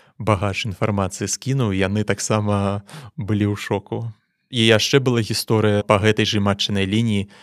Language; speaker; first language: Belarusian; non-native, local second language; Russian